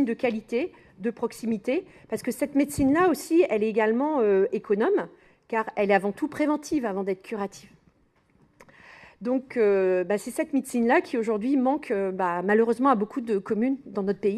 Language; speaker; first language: French; native; French